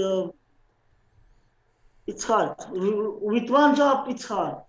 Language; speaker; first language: English; non-native, learner; Slovenian